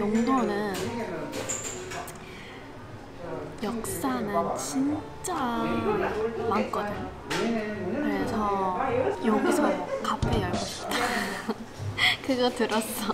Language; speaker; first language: Korean; non-native, learner; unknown